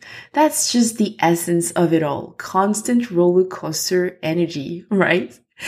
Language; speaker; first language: English; non-native, fluent; French